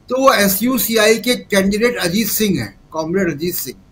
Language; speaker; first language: Hindi; native; Hindi